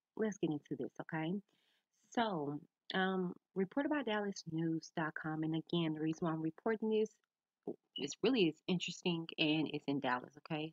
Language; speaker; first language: English; native; English